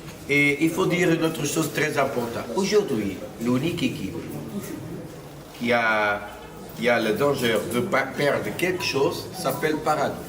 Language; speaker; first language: French; non-native, fluent; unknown